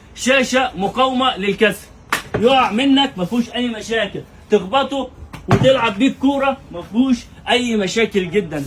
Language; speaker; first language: Arabic; native; Arabic